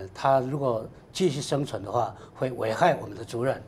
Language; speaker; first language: Chinese; native; Chinese